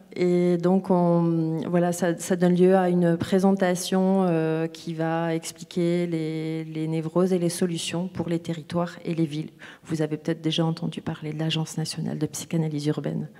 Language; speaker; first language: French; native; French